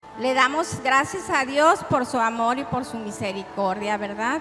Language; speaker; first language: Spanish; native; Spanish